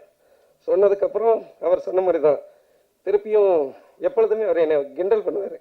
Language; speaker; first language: Tamil; native; Tamil